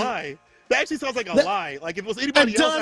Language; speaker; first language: English; native; English